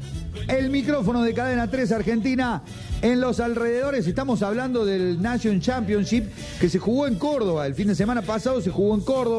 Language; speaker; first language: Spanish; native; Spanish